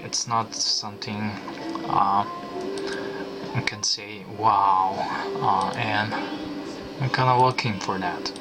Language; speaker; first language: English; non-native, fluent; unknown